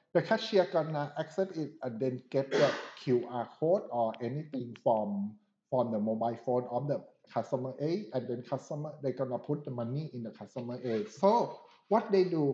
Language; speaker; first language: English; non-native, fluent; Thai